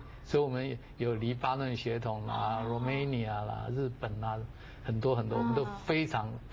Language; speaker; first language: Chinese; native; Chinese